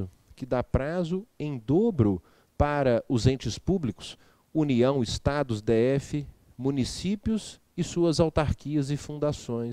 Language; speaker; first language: Portuguese; native; Portuguese